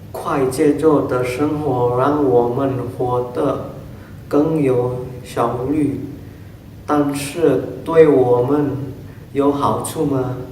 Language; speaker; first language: Chinese; non-native, learner; Indonesian